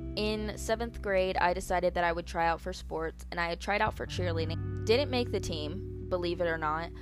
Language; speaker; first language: English; native; English